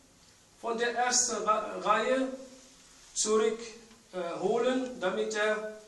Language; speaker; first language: German; non-native, fluent; Arabic